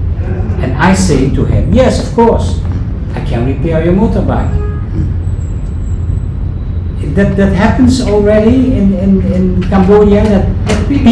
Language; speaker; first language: English; non-native, fluent; Dutch